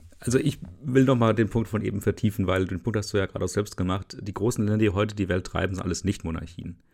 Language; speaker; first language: German; native; German